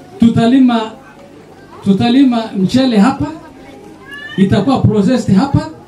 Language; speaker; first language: Swahili; non-native, local second language; Kalenjin